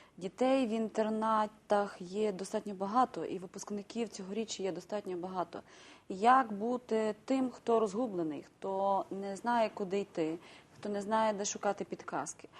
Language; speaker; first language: Ukrainian; native; Ukrainian